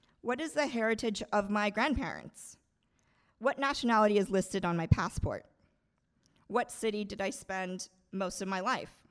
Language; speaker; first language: English; non-native, local second language; Bangla